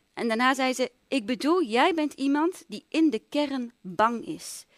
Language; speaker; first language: Dutch; native; Dutch